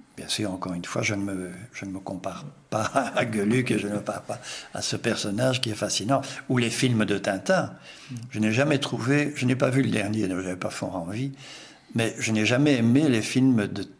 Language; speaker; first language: French; non-native, local second language; Dutch